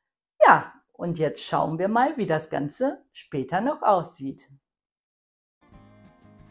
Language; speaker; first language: German; native; German